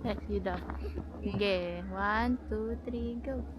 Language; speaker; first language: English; non-native, local second language; Filipino